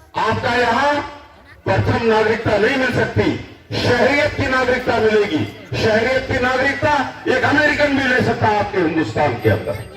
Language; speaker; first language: Hindi; native; Hindi